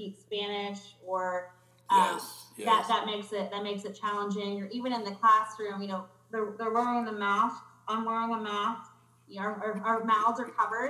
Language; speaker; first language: English; native; English